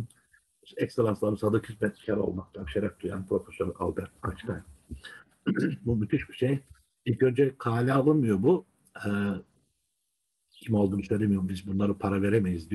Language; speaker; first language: Turkish; native; Turkish